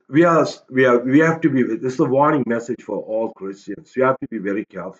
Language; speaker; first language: English; non-native, local second language; Tamil